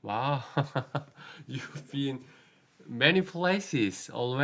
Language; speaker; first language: English; non-native, learner; Korean